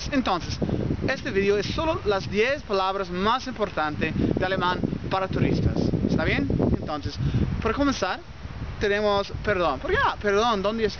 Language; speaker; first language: Spanish; non-native, learner; English